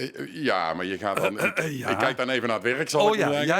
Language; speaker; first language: Dutch; native; Dutch